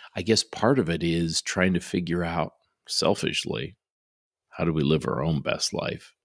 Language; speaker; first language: English; native; English